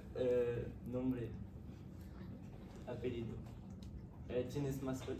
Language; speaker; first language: Spanish; non-native, learner; French